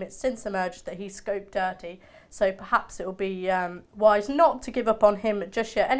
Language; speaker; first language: English; native; English